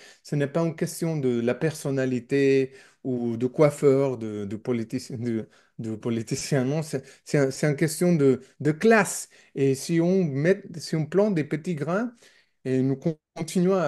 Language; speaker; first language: French; non-native, learner; English